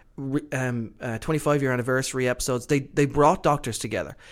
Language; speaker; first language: English; native; English